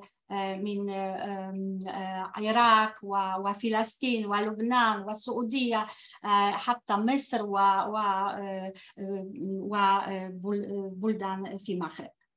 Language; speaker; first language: Arabic; non-native, fluent; Polish